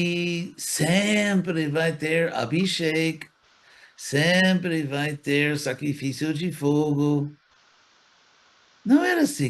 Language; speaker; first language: Portuguese; non-native, fluent; English